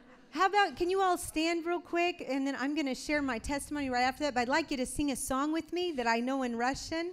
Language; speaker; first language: English; native; English